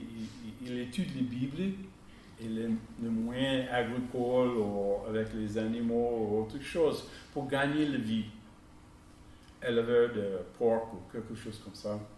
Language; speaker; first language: French; non-native, fluent; English